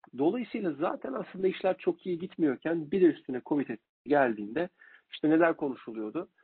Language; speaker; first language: Turkish; native; Turkish